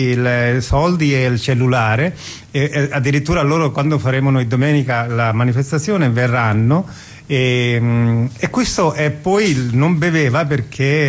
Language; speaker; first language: Italian; non-native, fluent; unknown